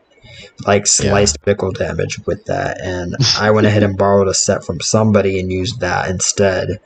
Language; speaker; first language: English; native; English